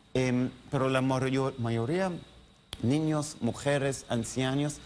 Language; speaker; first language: Spanish; non-native, learner; Hebrew